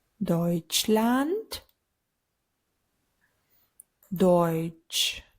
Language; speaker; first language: German; non-native, fluent; Ukrainian